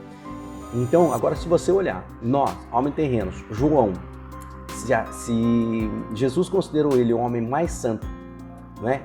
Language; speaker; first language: Portuguese; native; Portuguese